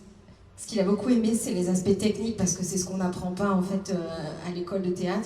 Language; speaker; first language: French; native; French